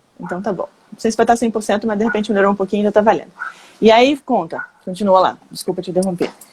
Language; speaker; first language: Portuguese; native; Portuguese